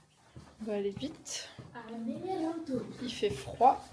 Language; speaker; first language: French; native; French